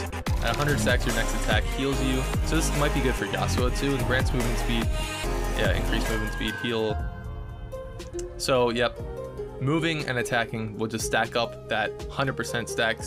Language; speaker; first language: English; native; English